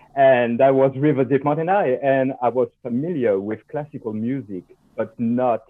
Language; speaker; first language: English; non-native, fluent; French